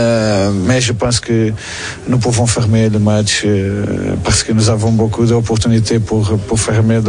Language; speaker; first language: French; non-native, learner; Portuguese